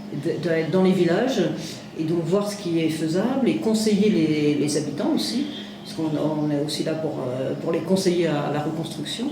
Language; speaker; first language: French; native; French